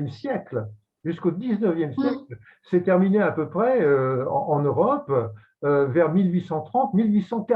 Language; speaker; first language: French; native; French